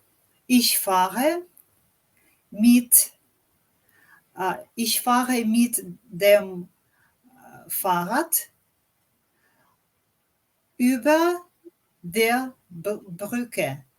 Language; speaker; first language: German; non-native, learner; English